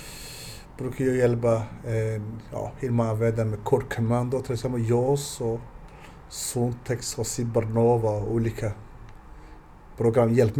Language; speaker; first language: Swedish; non-native, learner; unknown